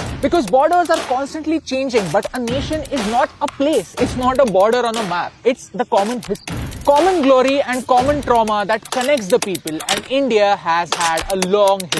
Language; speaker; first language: English; non-native, local second language; Hindi